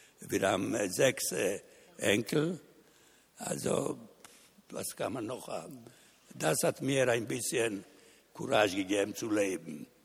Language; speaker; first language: German; non-native, learner; Italian